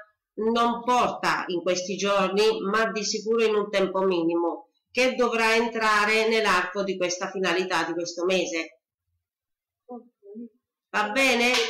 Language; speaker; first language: Italian; native; Italian